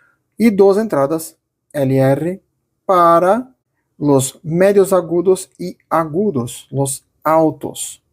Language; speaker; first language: Spanish; non-native, fluent; Portuguese